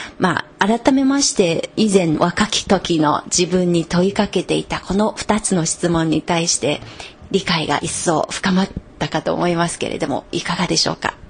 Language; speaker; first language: Japanese; non-native, fluent; Chinese